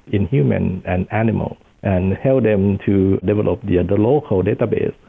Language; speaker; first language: English; non-native, fluent; Thai